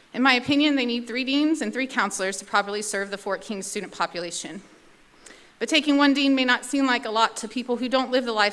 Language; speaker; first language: English; native; English